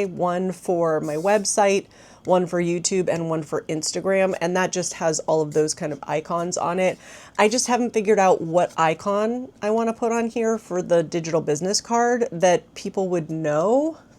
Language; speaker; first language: English; native; English